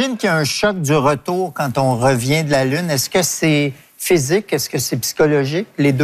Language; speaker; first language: French; native; French